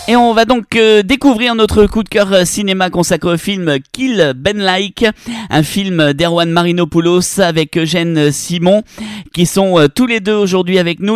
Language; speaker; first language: French; native; French